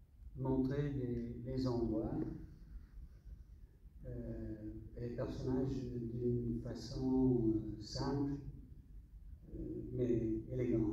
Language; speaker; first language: French; non-native, fluent; English